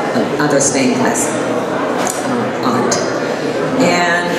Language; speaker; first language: English; native; English